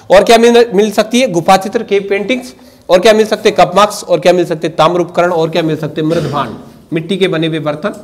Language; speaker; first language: Hindi; native; Hindi